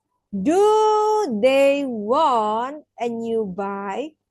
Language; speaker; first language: English; non-native, fluent; Indonesian